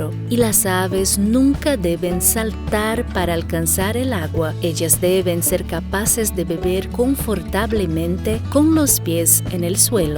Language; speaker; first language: Spanish; native; Spanish